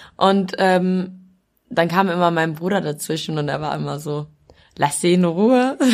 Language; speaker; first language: German; early bilingual, other home language; Albanian